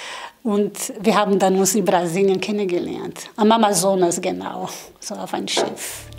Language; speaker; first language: German; non-native, learner; Portuguese